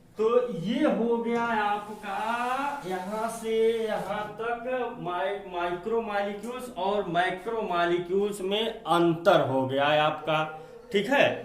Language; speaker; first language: Hindi; native; Hindi